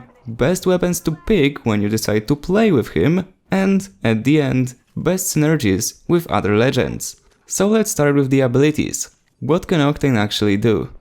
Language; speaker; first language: English; non-native, fluent; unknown